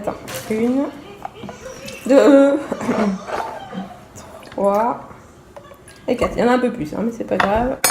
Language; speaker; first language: French; native; French